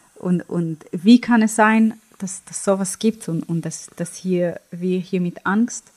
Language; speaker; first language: German; non-native, fluent; Hebrew